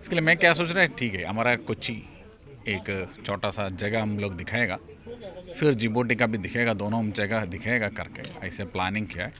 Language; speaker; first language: Hindi; non-native, local second language; Malayalam